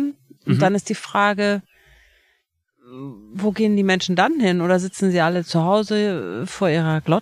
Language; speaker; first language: German; native; German